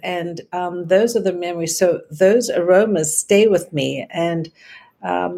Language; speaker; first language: English; native; English